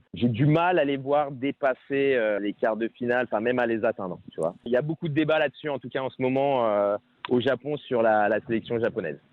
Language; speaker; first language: French; native; French